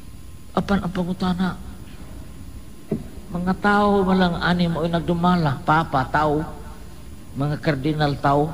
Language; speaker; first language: Cebuano; native; Cebuano